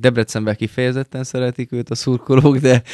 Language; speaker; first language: Hungarian; native; Hungarian